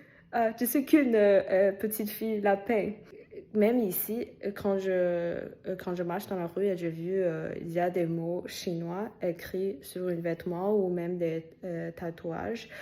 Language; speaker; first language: French; non-native, fluent; Chinese